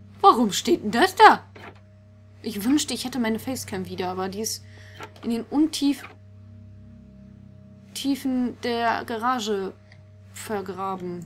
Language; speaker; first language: German; native; German